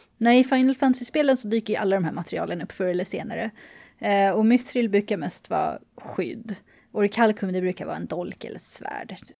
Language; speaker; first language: Swedish; native; Swedish